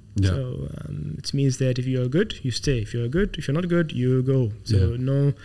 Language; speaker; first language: English; non-native, fluent; Arabic